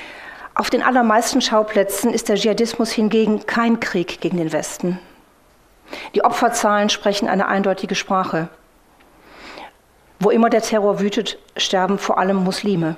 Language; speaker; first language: German; native; German